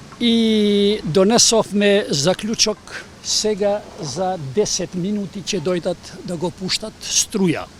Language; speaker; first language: Macedonian; non-native, local second language; Albanian